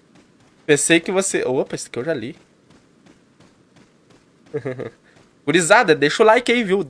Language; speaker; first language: Portuguese; native; Portuguese